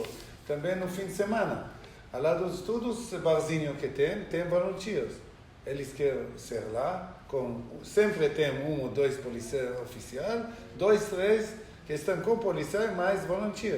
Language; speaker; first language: Portuguese; non-native, learner; Hebrew